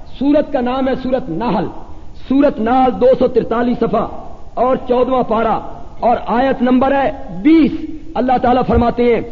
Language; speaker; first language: Urdu; non-native, local second language; Punjabi